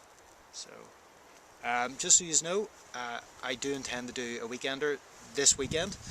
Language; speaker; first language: English; native; English